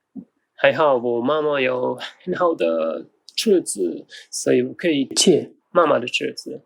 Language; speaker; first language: Chinese; non-native, fluent; German